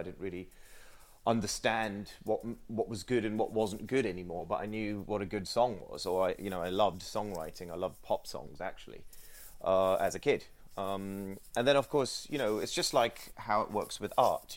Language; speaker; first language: English; non-native, local second language; Sinhala